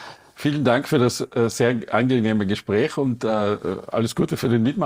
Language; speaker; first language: German; native; German